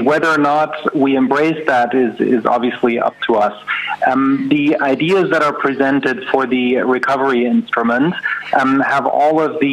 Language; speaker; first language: English; non-native, fluent; German